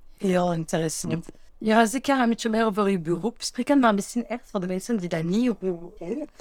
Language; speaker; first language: Dutch; non-native, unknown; French